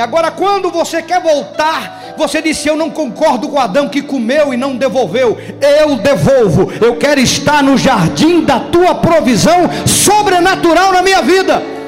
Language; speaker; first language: Portuguese; native; Portuguese